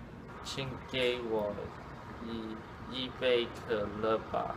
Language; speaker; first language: Chinese; non-native, learner; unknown